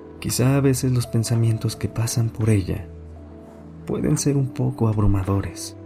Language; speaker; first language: Spanish; native; Spanish